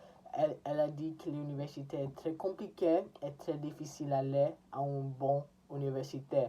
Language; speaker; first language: French; non-native, learner; English